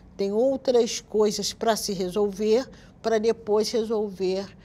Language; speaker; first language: Portuguese; native; Portuguese